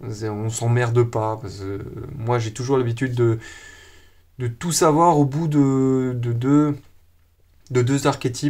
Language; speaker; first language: French; native; French